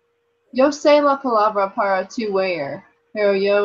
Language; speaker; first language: Spanish; non-native, learner; English